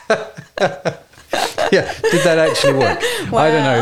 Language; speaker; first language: English; native; English